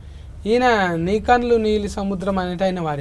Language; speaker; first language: Telugu; native; Telugu